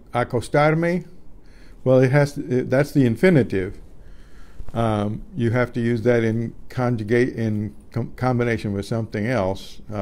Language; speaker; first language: English; native; English